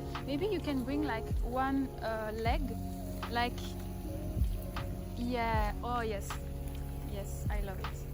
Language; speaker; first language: English; non-native, fluent; French